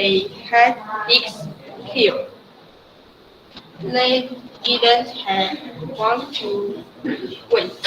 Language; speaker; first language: English; non-native, learner; Chinese